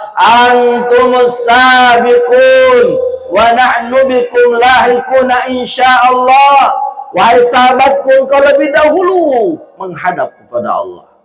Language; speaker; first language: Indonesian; non-native, local second language; Buginese